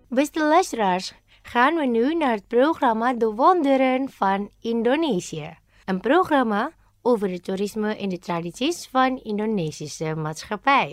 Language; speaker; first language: Dutch; non-native, fluent; Indonesian